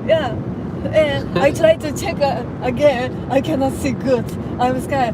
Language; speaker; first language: English; non-native, learner; Japanese